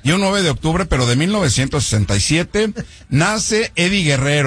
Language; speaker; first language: Spanish; native; Spanish